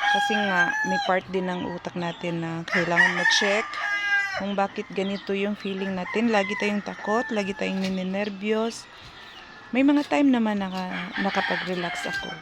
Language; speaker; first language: Filipino; non-native, local second language; Cebuano